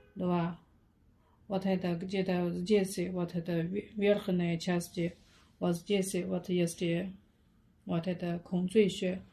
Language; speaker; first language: Russian; non-native, learner; Chinese